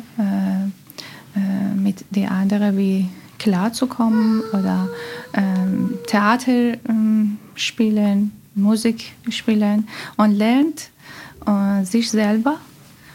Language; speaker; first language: German; non-native, learner; Persian